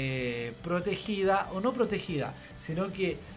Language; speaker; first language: Spanish; native; Spanish